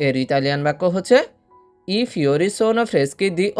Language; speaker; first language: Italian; non-native, fluent; Bangla